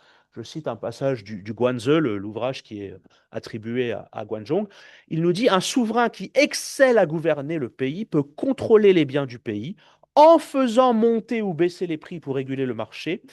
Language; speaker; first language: French; native; French